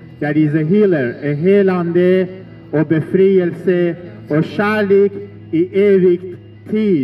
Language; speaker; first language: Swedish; non-native, learner; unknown